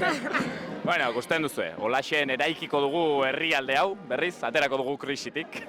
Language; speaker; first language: Basque; native; Basque